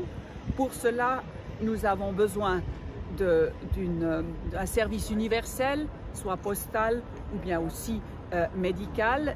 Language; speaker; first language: French; non-native, local second language; German